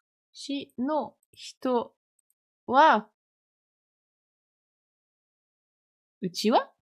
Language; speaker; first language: Japanese; non-native, fluent; French